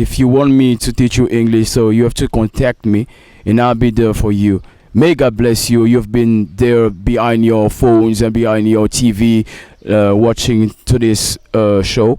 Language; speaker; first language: English; non-native, fluent; French